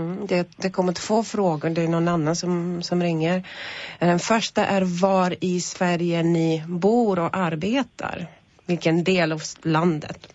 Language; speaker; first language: Swedish; non-native, fluent; Polish